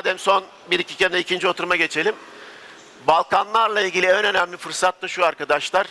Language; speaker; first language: Turkish; native; Turkish